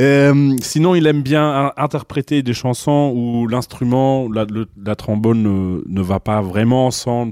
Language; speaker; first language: French; non-native, fluent; German